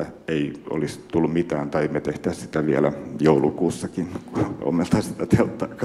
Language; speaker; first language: Finnish; native; Finnish